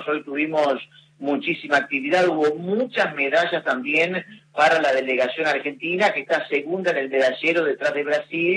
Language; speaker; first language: Spanish; native; Spanish